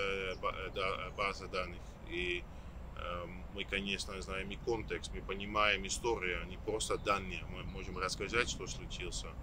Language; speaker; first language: Russian; non-native, fluent; Dutch